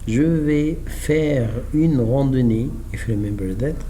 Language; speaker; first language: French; non-native, fluent; Arabic